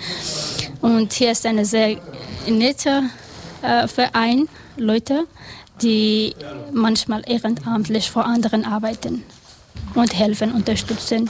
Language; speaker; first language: German; non-native, learner; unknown